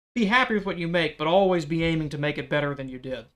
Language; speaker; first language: English; native; English